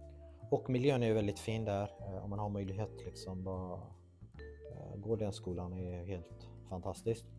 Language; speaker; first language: Swedish; non-native, fluent; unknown